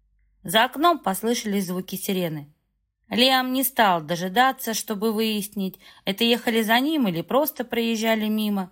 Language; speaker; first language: Russian; native; Russian